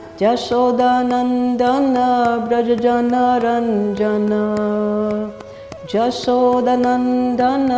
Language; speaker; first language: Hindi; non-native, fluent; English